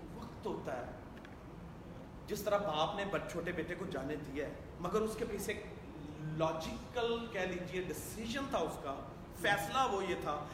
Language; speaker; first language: Urdu; non-native, local second language; Punjabi